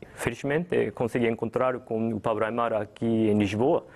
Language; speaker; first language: Portuguese; non-native, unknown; Japanese